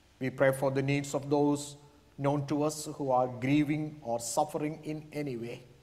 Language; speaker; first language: English; non-native, local second language; Malayalam